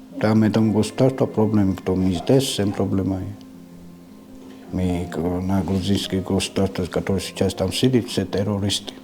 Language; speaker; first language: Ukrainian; non-native, learner; Georgian